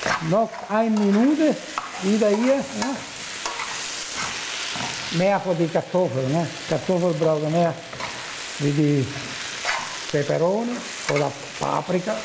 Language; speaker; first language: German; non-native, learner; Italian